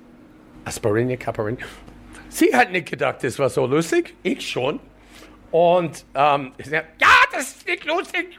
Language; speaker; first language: German; non-native, learner; English